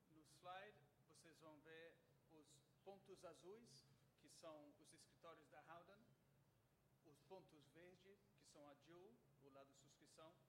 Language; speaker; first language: Portuguese; non-native, fluent; English